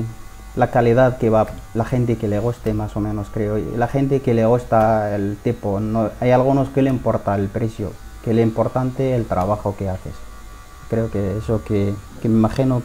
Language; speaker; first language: Spanish; non-native, learner; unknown